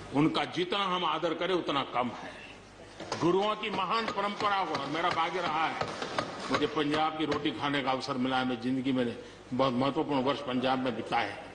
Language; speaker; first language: Hindi; non-native, local second language; Gujarati